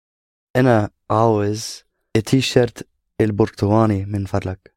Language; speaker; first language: Arabic; non-native, learner; English